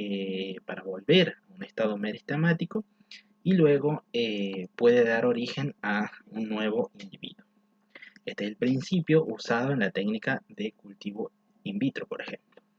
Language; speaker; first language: Spanish; native; Spanish